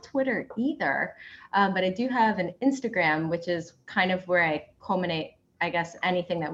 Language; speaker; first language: English; native; English